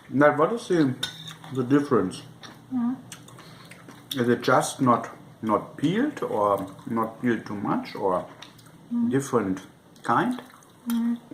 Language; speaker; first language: English; non-native, fluent; German